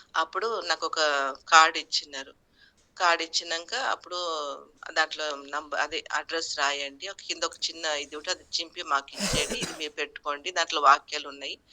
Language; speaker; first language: Telugu; non-native, local second language; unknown